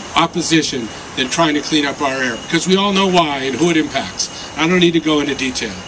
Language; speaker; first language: English; native; English